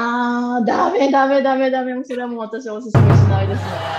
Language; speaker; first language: Japanese; native; Japanese